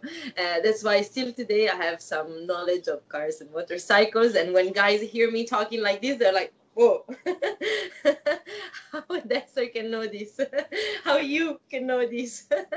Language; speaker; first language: English; non-native, fluent; Italian